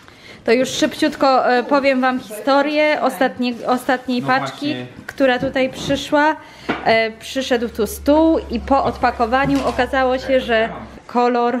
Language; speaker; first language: Polish; native; Polish